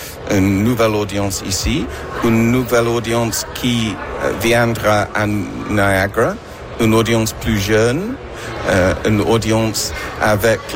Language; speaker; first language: French; non-native, learner; English